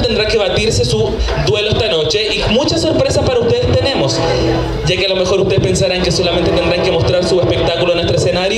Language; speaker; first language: Spanish; native; Spanish